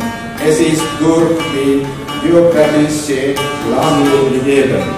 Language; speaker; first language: German; non-native, learner; Sinhala